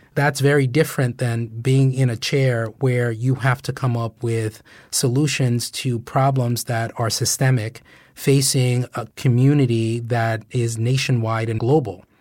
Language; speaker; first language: English; native; English